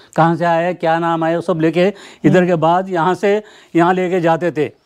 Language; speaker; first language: Hindi; non-native, local second language; Telugu